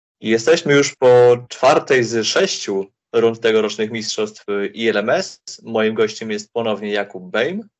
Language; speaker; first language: Polish; native; Polish